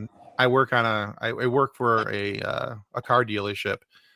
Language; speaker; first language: English; native; English